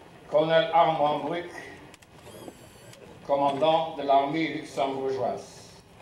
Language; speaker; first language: French; non-native, local second language; Luxembourgish